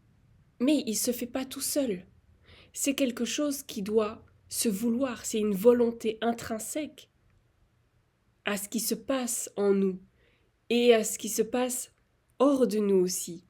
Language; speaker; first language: French; native; French